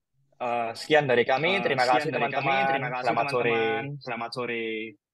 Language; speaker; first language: Indonesian; native; Indonesian